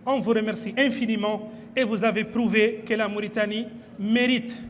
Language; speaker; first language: French; non-native, local second language; Arabic